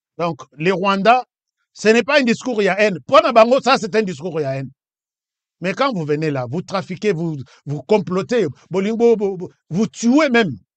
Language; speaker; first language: French; non-native, local second language; Lingala